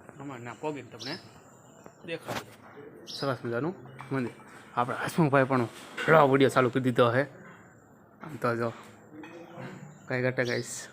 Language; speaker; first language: Gujarati; native; Gujarati